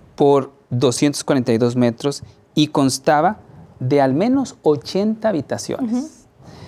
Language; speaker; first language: Spanish; native; Spanish